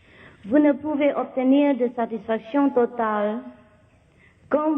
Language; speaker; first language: French; non-native, fluent; Vietnamese